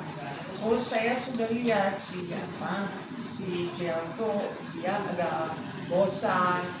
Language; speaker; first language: Indonesian; non-native, fluent; German